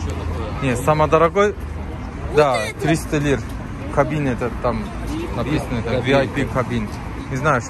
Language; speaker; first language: Russian; non-native, learner; Turkish